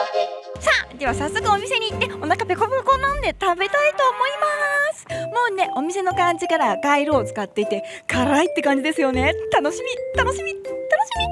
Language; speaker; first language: Japanese; native; Japanese